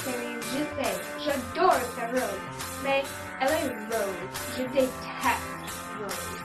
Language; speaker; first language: French; non-native, learner; English